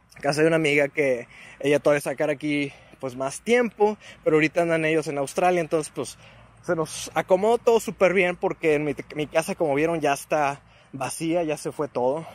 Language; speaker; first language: Spanish; native; Spanish